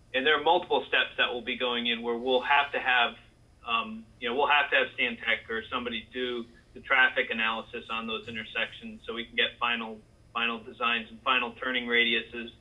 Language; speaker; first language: English; native; English